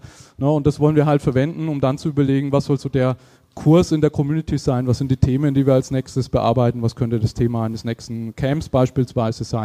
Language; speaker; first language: German; native; German